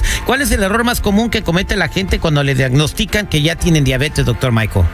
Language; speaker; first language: Spanish; native; Spanish